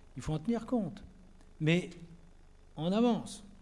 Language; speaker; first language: French; native; French